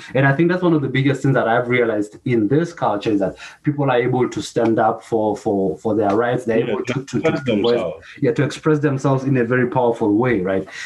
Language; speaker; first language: English; non-native, local second language; Southern Sotho